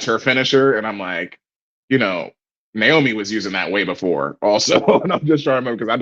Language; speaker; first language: English; native; English